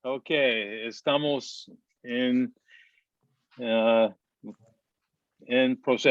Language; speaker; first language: Spanish; non-native, fluent; English